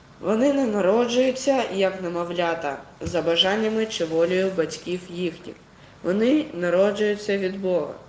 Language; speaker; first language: Ukrainian; non-native, local second language; Russian